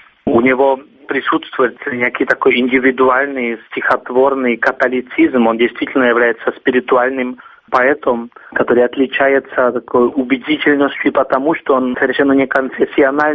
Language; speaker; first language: Russian; non-native, fluent; Czech